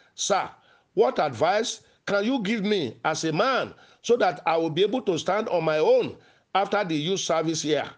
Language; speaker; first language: English; non-native, local second language; Yoruba